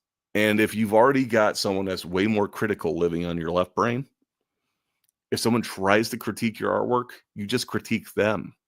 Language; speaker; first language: English; native; English